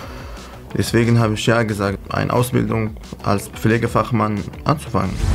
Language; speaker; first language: German; non-native, learner; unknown